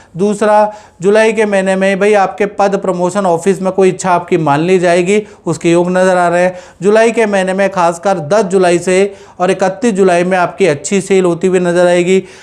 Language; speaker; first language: Hindi; non-native, local second language; Gujarati